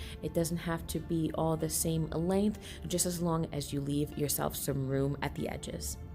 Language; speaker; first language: English; native; English